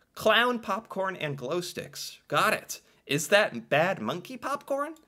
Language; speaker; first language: English; native; English